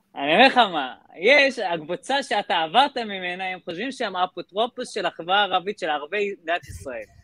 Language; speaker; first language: Hebrew; non-native, local second language; Arabic